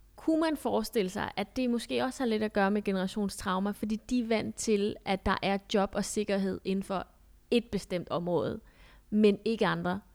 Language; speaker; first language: Danish; early bilingual, other home language; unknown